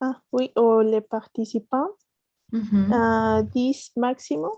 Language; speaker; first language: French; non-native, learner; Spanish